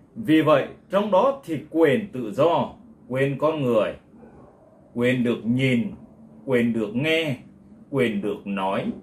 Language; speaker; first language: Vietnamese; non-native, local second language; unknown